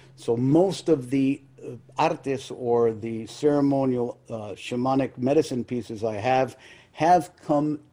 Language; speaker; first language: English; early bilingual, other home language; Spanish